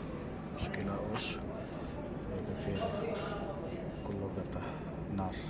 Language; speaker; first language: Arabic; non-native, learner; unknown